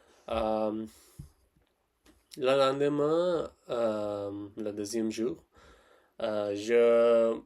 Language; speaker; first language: French; non-native, learner; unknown